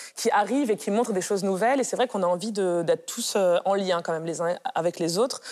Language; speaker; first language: French; native; French